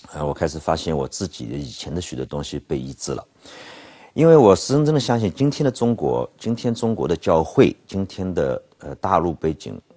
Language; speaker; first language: Chinese; native; Chinese